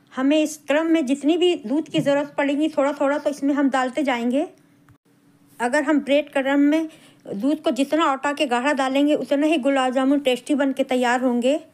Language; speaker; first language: Hindi; native; Hindi